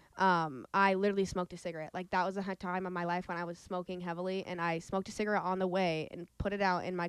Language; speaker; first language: English; native; English